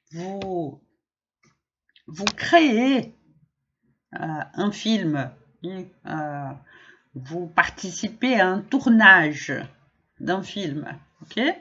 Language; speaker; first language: French; non-native, fluent; Portuguese